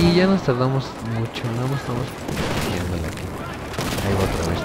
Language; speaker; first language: Spanish; native; Spanish